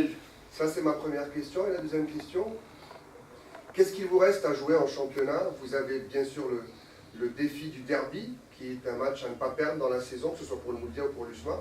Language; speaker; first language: French; native; French